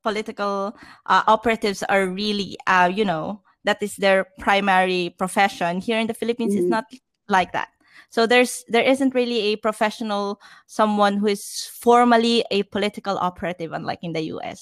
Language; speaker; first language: English; non-native, local second language; Filipino